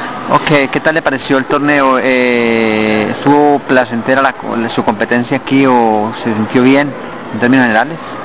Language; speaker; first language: Spanish; native; Spanish